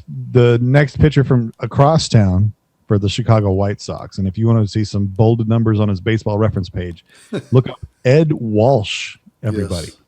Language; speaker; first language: English; native; English